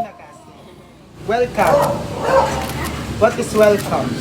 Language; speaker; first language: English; non-native, local second language; Filipino